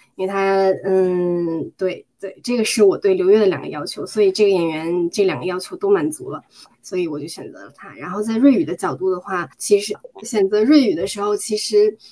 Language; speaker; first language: Chinese; native; Chinese